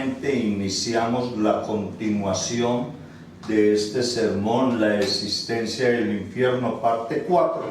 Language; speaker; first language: Spanish; native; Spanish